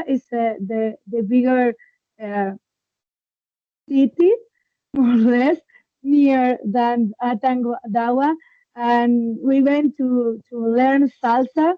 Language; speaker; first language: English; non-native, learner; Spanish